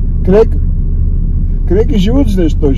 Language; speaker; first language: Russian; non-native, learner; Georgian